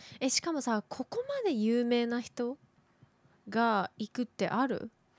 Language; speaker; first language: Japanese; native; Japanese